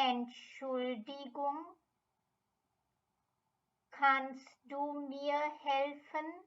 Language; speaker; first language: German; non-native, fluent; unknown